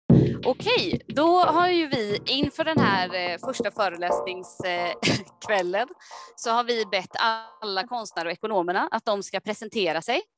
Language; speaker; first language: Swedish; native; Swedish